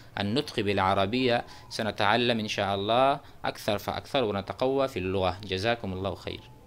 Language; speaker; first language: Arabic; non-native, fluent; Urdu